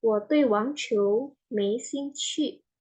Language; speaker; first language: Chinese; non-native, fluent; Indonesian